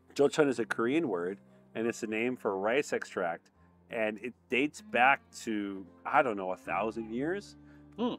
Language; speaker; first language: English; native; English